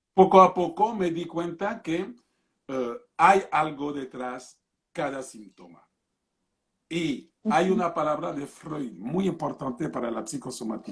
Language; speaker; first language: Spanish; non-native, fluent; French